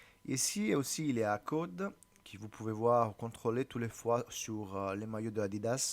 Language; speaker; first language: French; non-native, learner; Italian